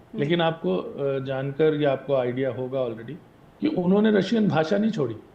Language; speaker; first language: Hindi; native; Hindi